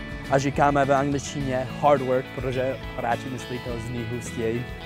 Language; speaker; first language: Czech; non-native, fluent; English